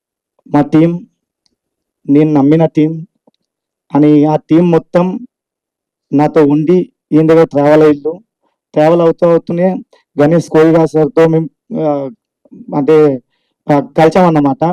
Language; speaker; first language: Telugu; early bilingual, heritage; Telugu